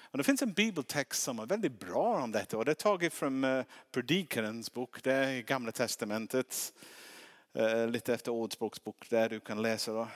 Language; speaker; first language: Swedish; non-native, fluent; English